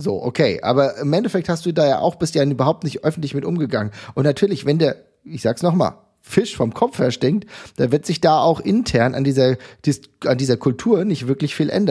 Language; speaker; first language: German; native; German